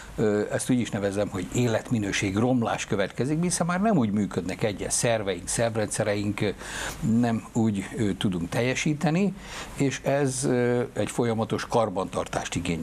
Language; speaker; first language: Hungarian; native; Hungarian